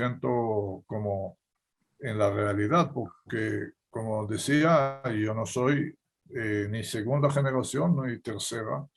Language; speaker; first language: Spanish; non-native, fluent; Hebrew